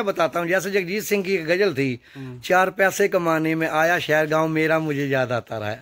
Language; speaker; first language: Hindi; non-native, local second language; Punjabi